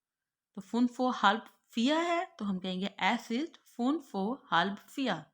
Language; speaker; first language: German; non-native, fluent; Urdu